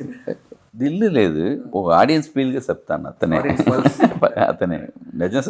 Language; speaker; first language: Telugu; non-native, learner; Tamil